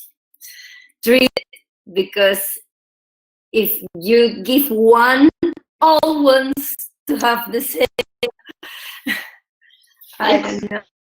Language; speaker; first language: English; non-native, learner; Spanish